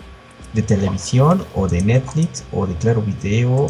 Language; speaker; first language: Spanish; native; Spanish